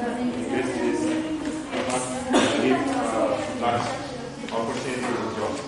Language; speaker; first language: English; non-native, fluent; Indonesian